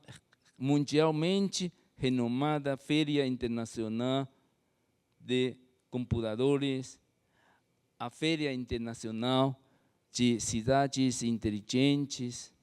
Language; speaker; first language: Portuguese; non-native, fluent; Chinese